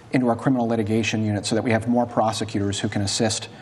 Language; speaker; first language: English; native; English